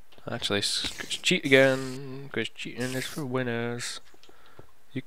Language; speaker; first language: English; native; English